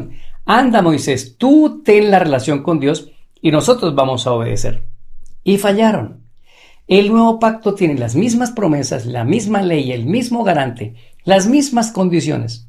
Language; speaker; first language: Spanish; native; Spanish